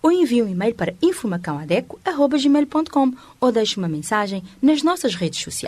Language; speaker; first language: Portuguese; non-native, local second language; Kabuverdianu